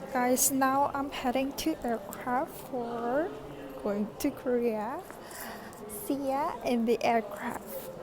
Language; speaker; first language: English; non-native, learner; Korean